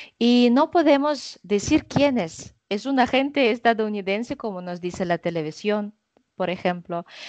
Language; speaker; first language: Spanish; non-native, fluent; Russian